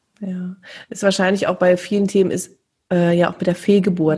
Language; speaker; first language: German; native; German